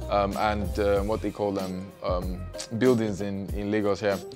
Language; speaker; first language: English; non-native, local second language; Yoruba